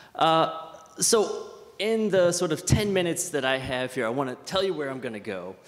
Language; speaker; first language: English; native; English